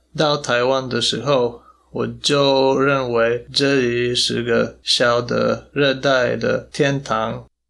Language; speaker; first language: Chinese; non-native, fluent; Polish